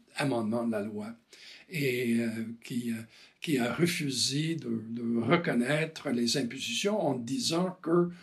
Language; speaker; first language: French; non-native, fluent; English